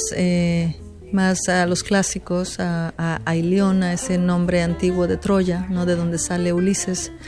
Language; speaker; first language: Spanish; native; Spanish